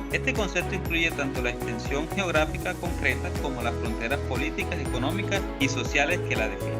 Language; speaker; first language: Spanish; native; Spanish